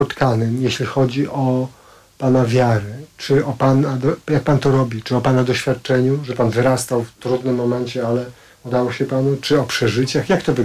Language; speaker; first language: Polish; native; Polish